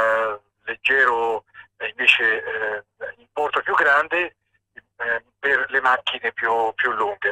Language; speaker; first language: Italian; native; Italian